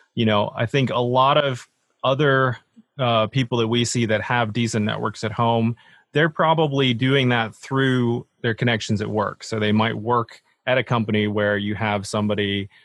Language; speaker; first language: English; native; English